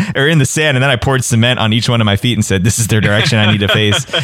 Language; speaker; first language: English; native; English